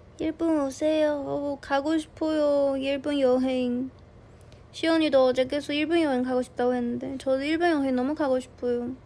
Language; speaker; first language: Korean; non-native, fluent; Chinese